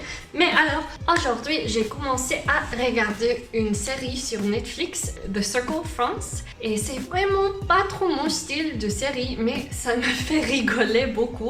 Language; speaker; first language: French; non-native, learner; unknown